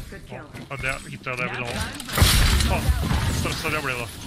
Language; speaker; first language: Swedish; native; Swedish